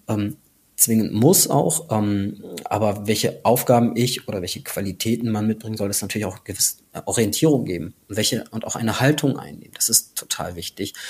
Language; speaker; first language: German; native; German